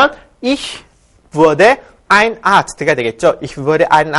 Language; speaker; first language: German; non-native, fluent; Korean